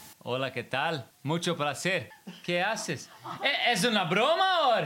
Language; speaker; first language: Spanish; non-native, learner; English